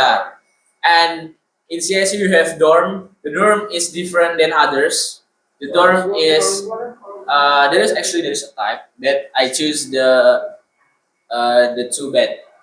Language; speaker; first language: English; non-native, learner; Indonesian